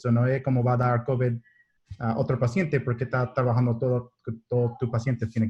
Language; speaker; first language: Spanish; non-native, learner; English